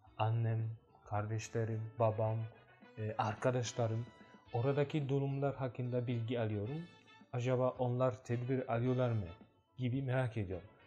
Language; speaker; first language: Turkish; non-native, fluent; Swahili